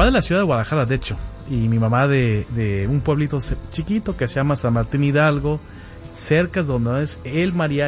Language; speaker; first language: Spanish; early bilingual, heritage; Spanish